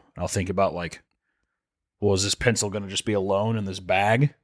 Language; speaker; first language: English; native; English